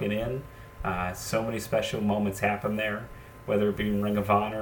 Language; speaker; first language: English; native; English